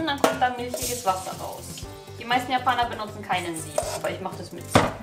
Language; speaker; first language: German; native; German